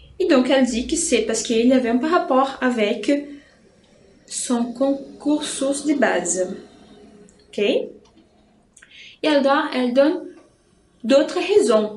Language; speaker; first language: French; non-native, fluent; Portuguese